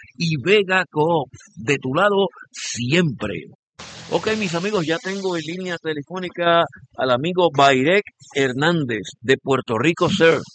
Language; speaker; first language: Spanish; native; Spanish